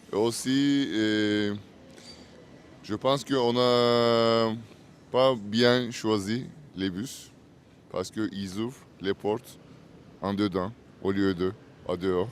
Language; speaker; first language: French; non-native, learner; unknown